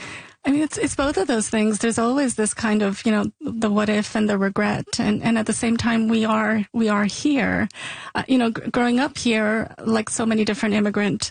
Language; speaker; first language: English; early bilingual, other home language; Sicilian